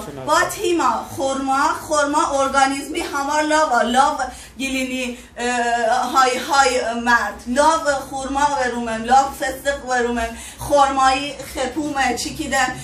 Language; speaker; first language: Armenian; non-native, learner; Persian